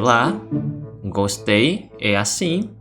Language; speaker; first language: Portuguese; non-native, learner; Indonesian